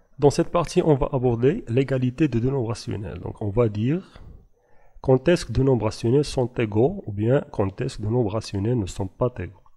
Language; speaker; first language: French; non-native, local second language; Arabic